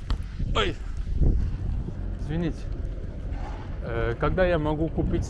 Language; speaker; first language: Russian; non-native, learner; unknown